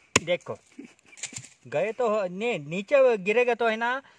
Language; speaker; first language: Hindi; non-native, local second language; Kannada